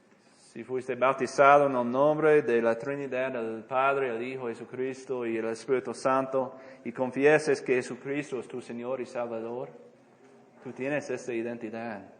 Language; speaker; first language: Spanish; non-native, fluent; English